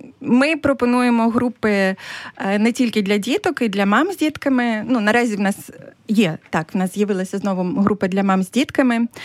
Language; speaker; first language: Ukrainian; native; Ukrainian